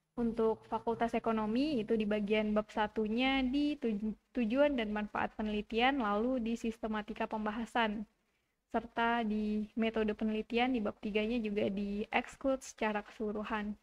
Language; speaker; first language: Indonesian; native; Indonesian